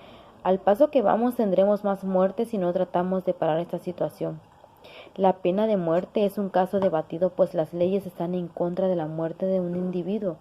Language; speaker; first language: Spanish; native; Spanish